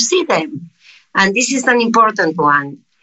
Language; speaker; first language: English; non-native, fluent; Spanish